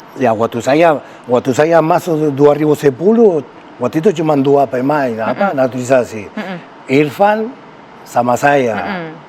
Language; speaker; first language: Indonesian; non-native, fluent; Spanish